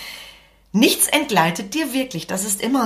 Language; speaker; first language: German; native; German